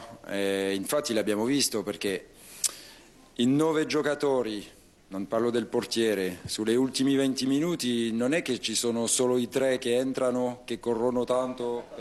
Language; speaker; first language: Italian; non-native, fluent; French